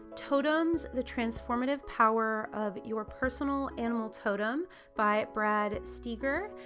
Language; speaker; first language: English; native; English